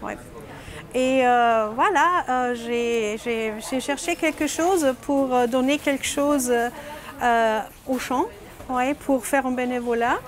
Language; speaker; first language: French; non-native, fluent; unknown